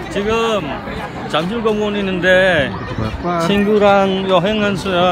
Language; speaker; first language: Korean; non-native, learner; Indonesian